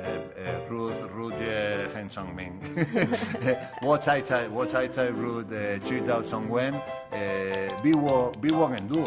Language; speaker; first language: Chinese; non-native, learner; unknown